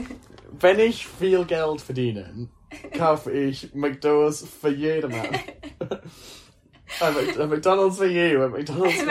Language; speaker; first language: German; non-native, learner; English